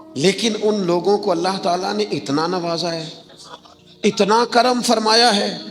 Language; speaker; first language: Urdu; non-native, local second language; Punjabi